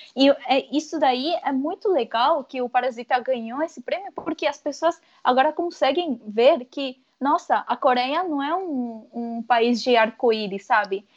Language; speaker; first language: Portuguese; early bilingual, other home language; Korean